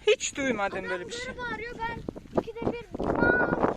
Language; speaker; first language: Turkish; non-native, learner; Russian